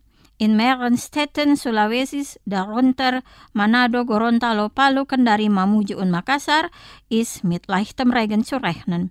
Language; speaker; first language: German; non-native, local second language; Indonesian